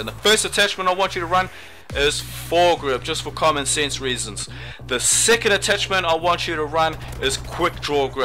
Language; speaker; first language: English; native; English